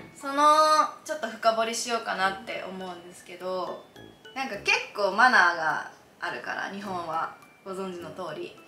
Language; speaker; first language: Japanese; native; Japanese